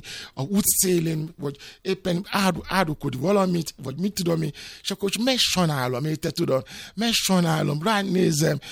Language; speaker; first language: Hungarian; non-native, fluent; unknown